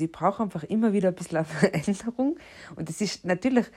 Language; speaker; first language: German; native; German